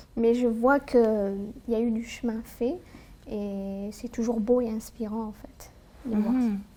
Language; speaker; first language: French; non-native, local second language; Arabic